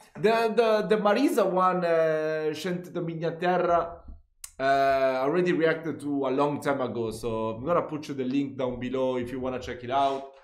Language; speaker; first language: English; non-native, fluent; Italian